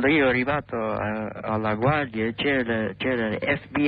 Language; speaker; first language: Italian; non-native, learner; English